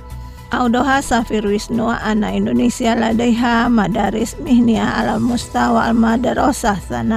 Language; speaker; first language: Arabic; non-native, fluent; Indonesian